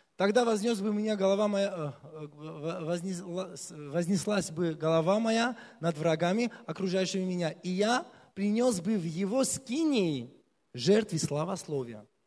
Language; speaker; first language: Russian; non-native, local second language; Armenian